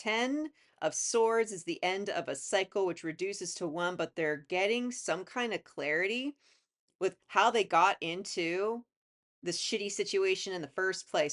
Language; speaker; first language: English; native; English